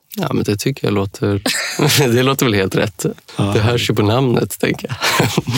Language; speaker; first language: Swedish; native; Swedish